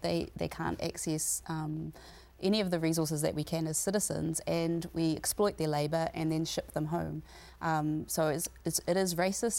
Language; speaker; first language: English; native; English